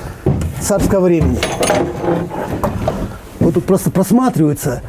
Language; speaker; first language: Russian; native; Russian